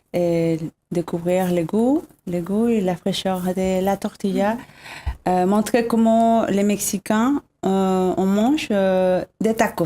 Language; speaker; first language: French; non-native, fluent; Spanish